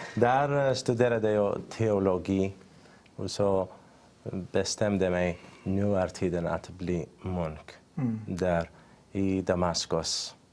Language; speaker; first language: Swedish; non-native, fluent; Arabic